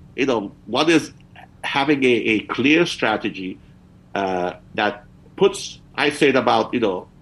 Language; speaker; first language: English; early bilingual, other home language; Persian